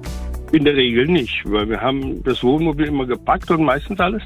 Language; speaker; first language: German; native; German